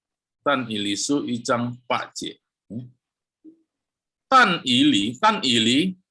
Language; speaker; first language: Chinese; early bilingual, heritage; Chinese